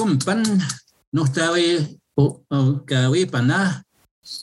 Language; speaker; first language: English; non-native, fluent; Cree